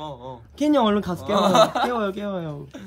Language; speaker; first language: Korean; native; Korean